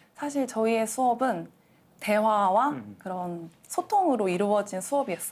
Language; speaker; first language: Korean; native; Korean